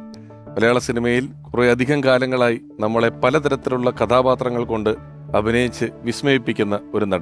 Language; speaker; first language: Malayalam; native; Malayalam